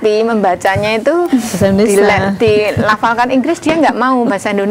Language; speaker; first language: Indonesian; native; Indonesian